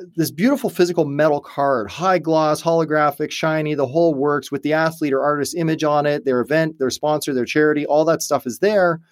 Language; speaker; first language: English; native; English